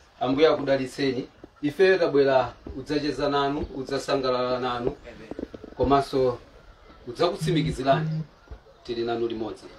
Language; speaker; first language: Nyanja; native; Nyanja